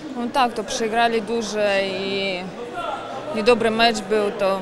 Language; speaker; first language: Polish; non-native, learner; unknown